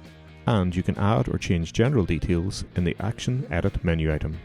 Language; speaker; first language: English; native; English